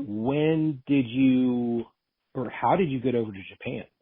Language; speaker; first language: English; native; English